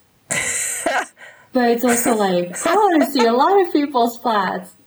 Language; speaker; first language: English; non-native, fluent; French